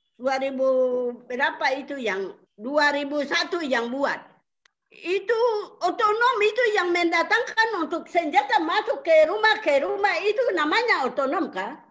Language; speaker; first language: Indonesian; non-native, local second language; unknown